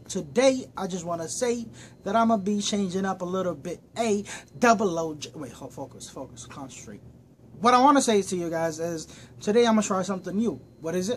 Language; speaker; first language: English; early bilingual, other home language; Arabic